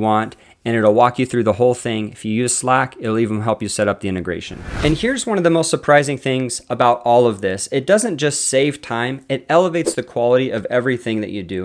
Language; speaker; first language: English; native; English